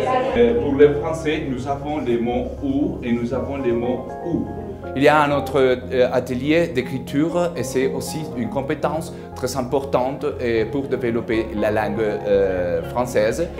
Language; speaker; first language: French; non-native, fluent; Spanish